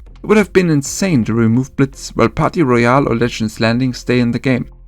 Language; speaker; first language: English; non-native, fluent; German